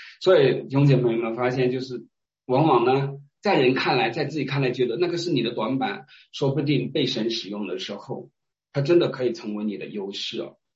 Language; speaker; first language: Chinese; non-native, local second language; Hakka Chinese